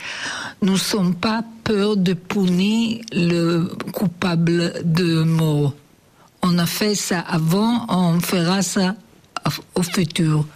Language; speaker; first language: French; non-native, learner; Hebrew